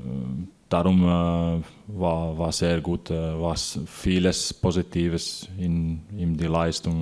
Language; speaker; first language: German; non-native, fluent; Finnish